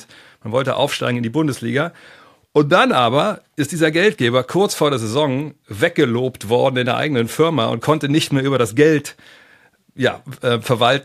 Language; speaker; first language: German; native; German